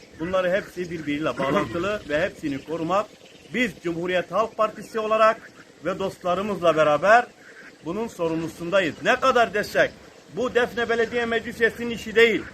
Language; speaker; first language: Turkish; native; Turkish